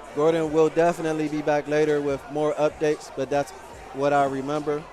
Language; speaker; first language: English; native; English